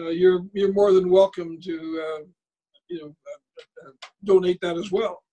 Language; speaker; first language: English; native; English